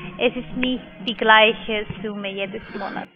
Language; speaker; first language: German; non-native, learner; Spanish